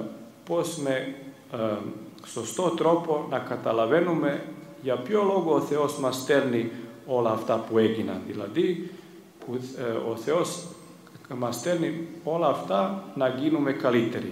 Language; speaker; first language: Greek; non-native, fluent; Serbian